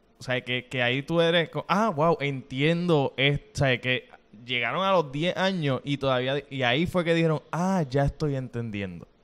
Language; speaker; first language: Spanish; native; Spanish